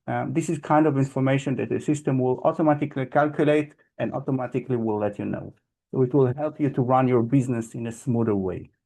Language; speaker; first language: English; non-native, fluent; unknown